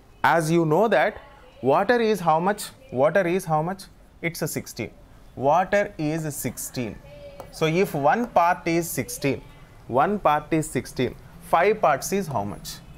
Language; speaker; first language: English; non-native, local second language; Telugu